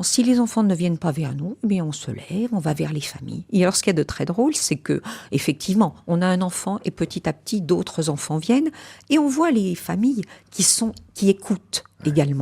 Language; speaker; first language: French; native; French